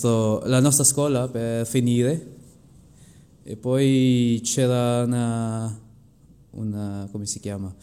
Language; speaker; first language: Italian; non-native, fluent; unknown